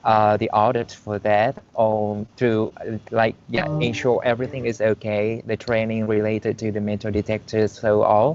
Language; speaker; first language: English; non-native, fluent; Vietnamese